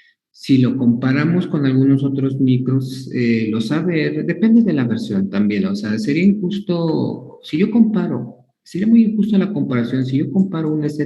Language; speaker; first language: Spanish; native; Spanish